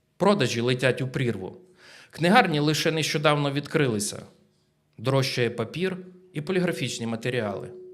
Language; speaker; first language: Ukrainian; native; Ukrainian